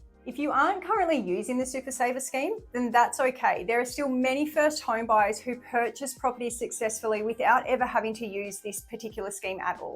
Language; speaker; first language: English; native; English